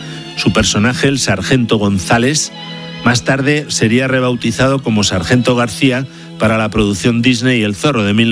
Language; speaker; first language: Spanish; native; Spanish